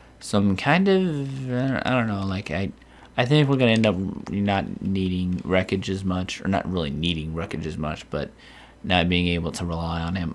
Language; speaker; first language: English; native; English